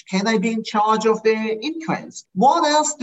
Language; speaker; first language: English; non-native, fluent; Hebrew